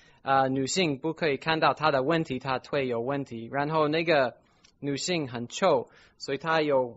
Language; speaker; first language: Chinese; non-native, fluent; English